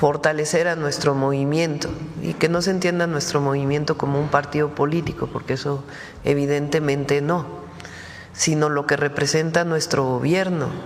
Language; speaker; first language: Spanish; native; Spanish